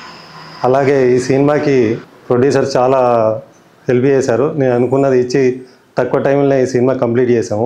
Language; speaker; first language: Telugu; native; Telugu